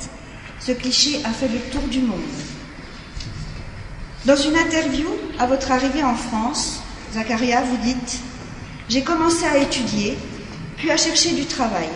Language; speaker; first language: French; native; French